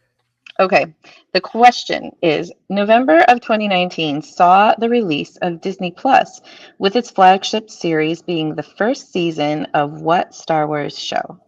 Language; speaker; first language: English; native; English